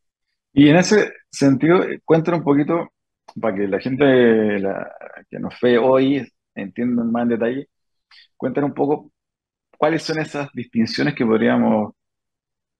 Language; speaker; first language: Spanish; native; Spanish